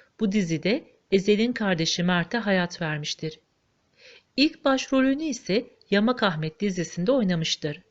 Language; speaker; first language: Turkish; native; Turkish